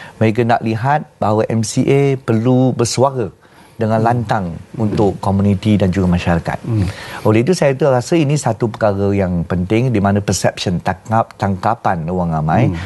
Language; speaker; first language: Malay; non-native, local second language; Chinese